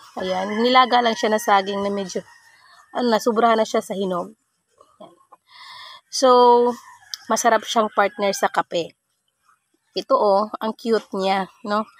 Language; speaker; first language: Filipino; non-native, local second language; Waray